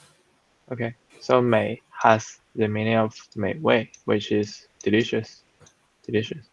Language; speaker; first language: English; non-native, fluent; Chinese